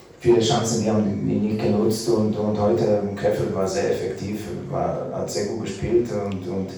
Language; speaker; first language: German; non-native, learner; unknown